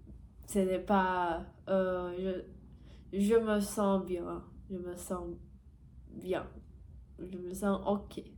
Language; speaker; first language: French; non-native, learner; Portuguese